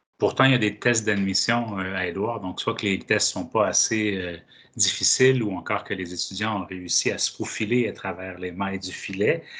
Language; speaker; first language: French; native; French